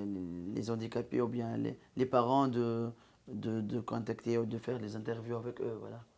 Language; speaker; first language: French; non-native, local second language; Arabic